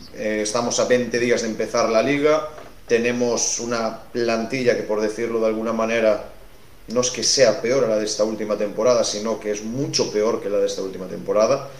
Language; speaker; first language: Spanish; native; Spanish